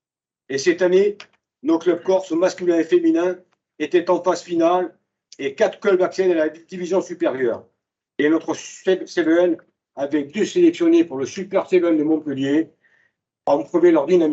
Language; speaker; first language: French; native; French